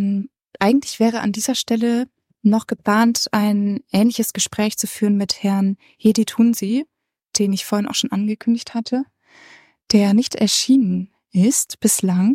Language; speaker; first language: German; native; German